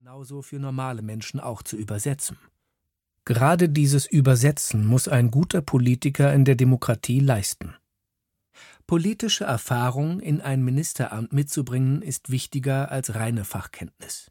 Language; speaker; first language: German; native; German